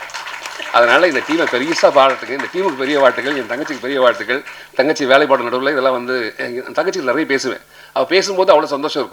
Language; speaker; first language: Tamil; native; Tamil